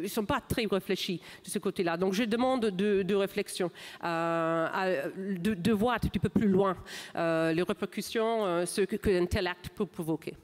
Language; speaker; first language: French; non-native, fluent; English